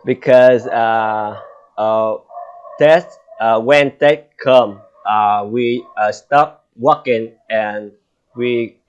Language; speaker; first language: English; non-native, learner; Vietnamese